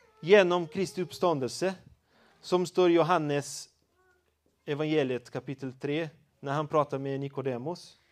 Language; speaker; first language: Swedish; non-native, fluent; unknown